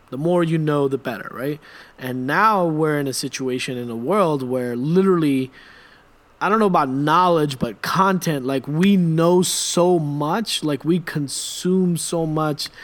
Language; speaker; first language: English; native; English